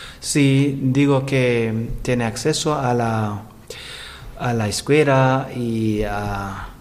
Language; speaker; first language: Spanish; non-native, learner; Rundi